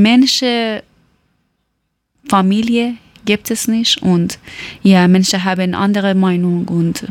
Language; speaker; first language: German; non-native, learner; Persian